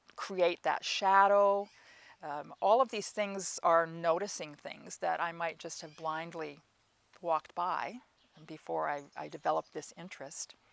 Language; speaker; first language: English; native; English